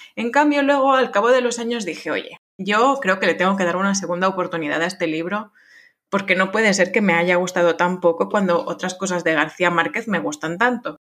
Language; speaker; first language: Spanish; non-native, fluent; French